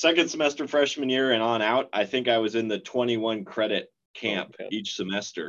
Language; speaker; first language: English; native; English